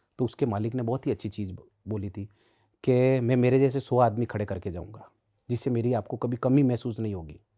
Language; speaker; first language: Hindi; native; Hindi